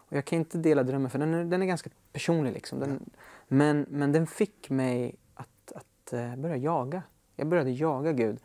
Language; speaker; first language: Swedish; native; Swedish